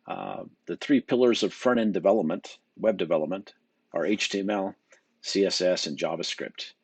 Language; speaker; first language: English; native; English